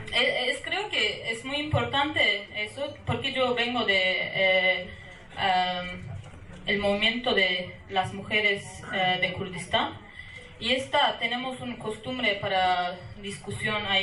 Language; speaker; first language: Spanish; non-native, learner; Kurdish